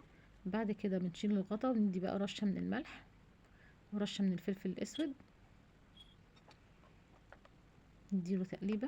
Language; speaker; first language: Arabic; native; Arabic